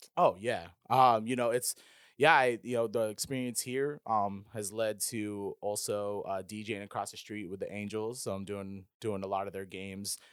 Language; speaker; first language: English; early bilingual, other home language; Filipino